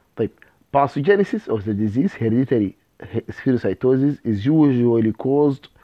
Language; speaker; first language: English; non-native, fluent; Arabic